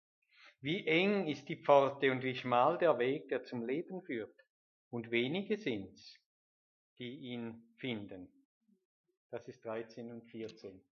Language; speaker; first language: German; native; German